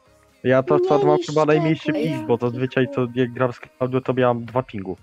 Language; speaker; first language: Polish; native; Polish